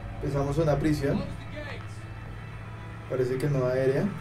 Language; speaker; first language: Spanish; native; Spanish